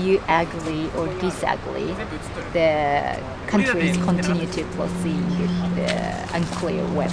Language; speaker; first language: English; non-native, learner; Japanese